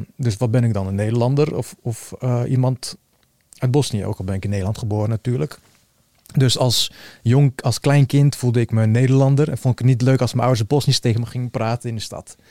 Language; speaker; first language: Dutch; early bilingual, other home language; Bosnian